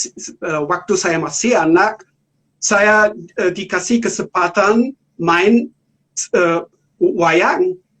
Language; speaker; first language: Indonesian; non-native, learner; German